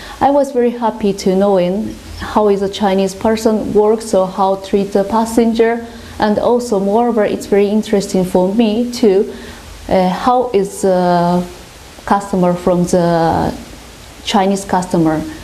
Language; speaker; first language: English; non-native, learner; Japanese